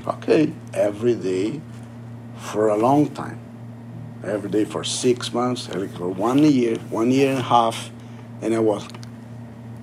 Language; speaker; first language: English; non-native, learner; Portuguese